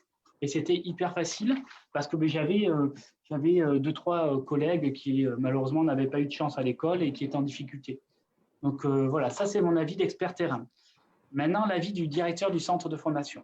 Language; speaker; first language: French; native; French